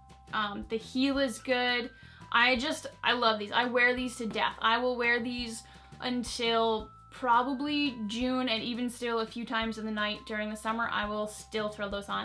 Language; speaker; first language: English; native; English